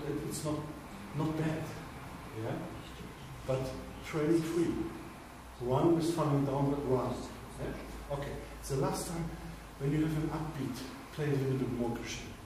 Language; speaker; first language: English; non-native, learner; German